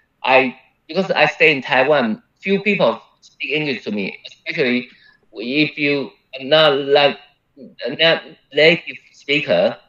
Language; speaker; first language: English; non-native, fluent; Chinese